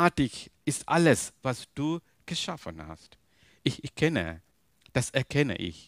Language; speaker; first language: German; non-native, learner; Tamil